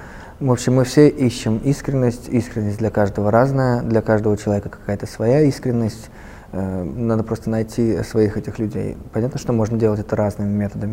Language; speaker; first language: Russian; native; Russian